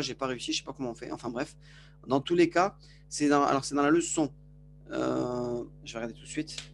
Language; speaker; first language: French; native; French